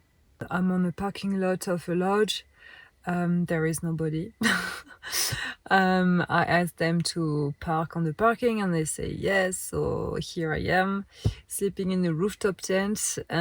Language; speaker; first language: English; non-native, fluent; French